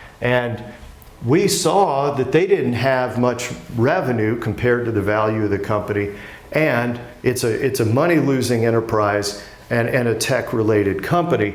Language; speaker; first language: English; native; English